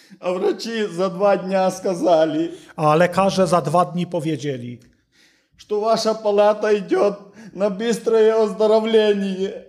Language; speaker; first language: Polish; non-native, learner; Russian